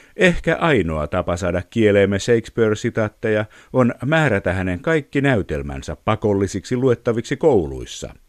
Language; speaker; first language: Finnish; native; Finnish